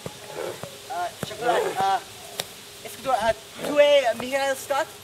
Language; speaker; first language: French; non-native, learner; English